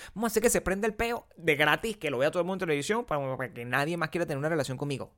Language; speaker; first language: Spanish; native; Spanish